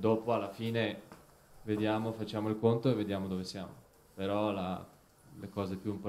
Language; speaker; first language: Italian; non-native, fluent; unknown